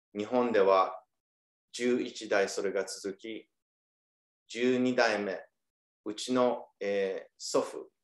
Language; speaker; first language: Japanese; early bilingual, heritage; Japanese